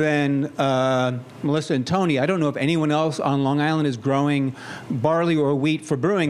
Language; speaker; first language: English; native; English